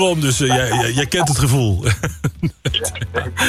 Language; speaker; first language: Dutch; native; Dutch